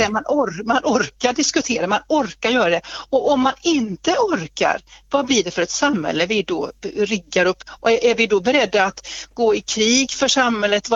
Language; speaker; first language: Swedish; native; Swedish